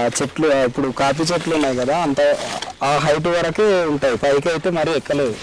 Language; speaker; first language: Telugu; non-native, local second language; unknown